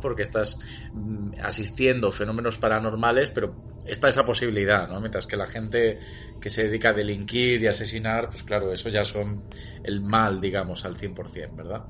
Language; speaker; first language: Spanish; native; Spanish